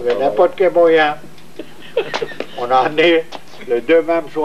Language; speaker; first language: French; native; French